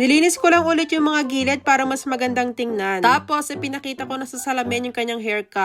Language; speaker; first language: Filipino; native; Filipino